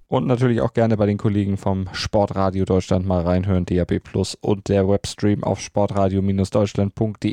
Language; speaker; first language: German; native; German